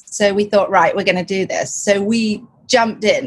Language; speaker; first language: English; native; English